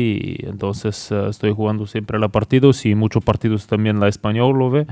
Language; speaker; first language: Spanish; non-native, learner; Bulgarian